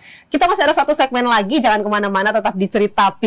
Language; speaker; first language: Indonesian; native; Indonesian